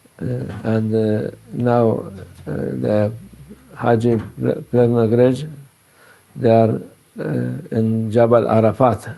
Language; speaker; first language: English; non-native, learner; Turkish